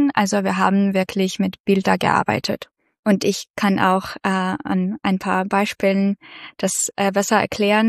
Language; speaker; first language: German; non-native, fluent; Russian